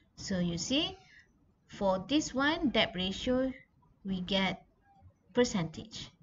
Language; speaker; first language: English; non-native, local second language; Malay